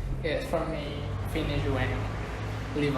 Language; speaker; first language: English; non-native, learner; Spanish